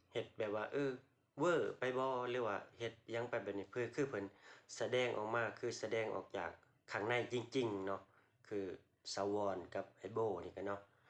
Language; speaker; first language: Thai; non-native, local second language; Lao